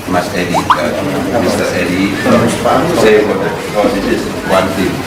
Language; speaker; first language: English; non-native, fluent; Indonesian